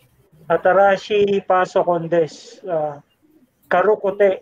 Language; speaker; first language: Japanese; non-native, learner; Filipino